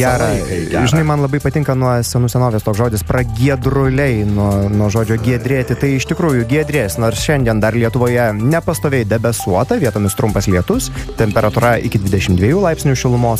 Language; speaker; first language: Lithuanian; native; Lithuanian